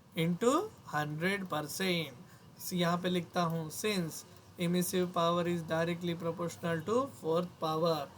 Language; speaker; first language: Hindi; non-native, local second language; Marathi